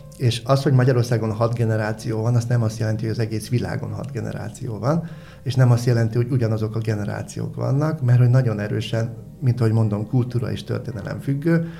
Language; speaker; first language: Hungarian; native; Hungarian